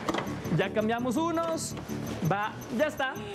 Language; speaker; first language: Spanish; native; Spanish